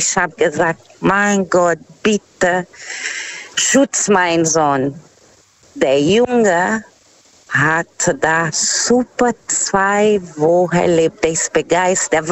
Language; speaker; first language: German; non-native, fluent; Portuguese